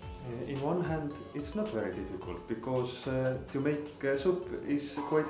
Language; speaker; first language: English; non-native, learner; Estonian